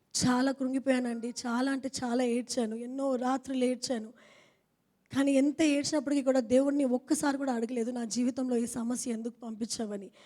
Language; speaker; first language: Telugu; non-native, fluent; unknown